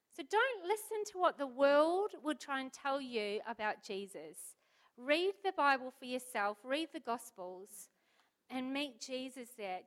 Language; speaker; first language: English; native; English